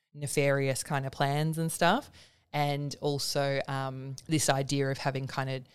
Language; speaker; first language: English; native; English